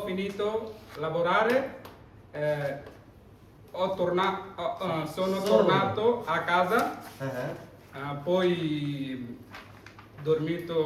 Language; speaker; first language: Italian; non-native, learner; Bangla